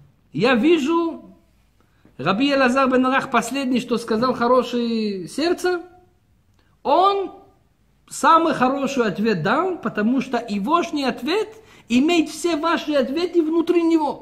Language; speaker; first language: Russian; early bilingual, heritage; Russian